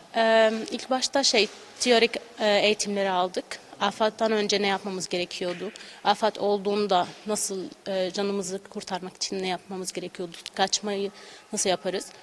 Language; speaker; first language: Turkish; non-native, fluent; Arabic